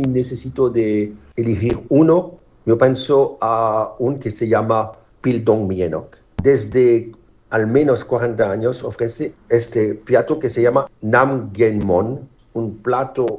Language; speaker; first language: Spanish; non-native, fluent; French